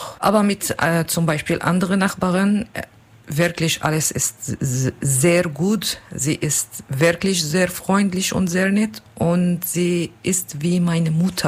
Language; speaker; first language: German; non-native, learner; Kurdish